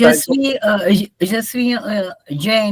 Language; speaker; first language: French; non-native, learner; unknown